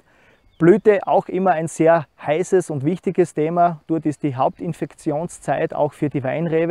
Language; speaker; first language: German; native; German